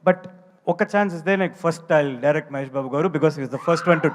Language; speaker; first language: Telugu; non-native, learner; Tamil